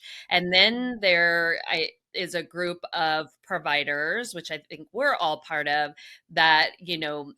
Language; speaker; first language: English; native; English